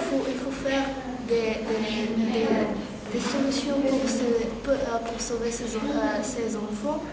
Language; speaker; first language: French; non-native, learner; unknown